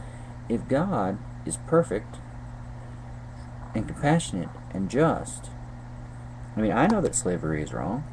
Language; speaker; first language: English; native; English